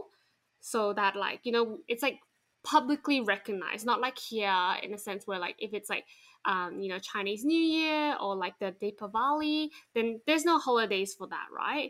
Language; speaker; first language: English; non-native, local second language; Chinese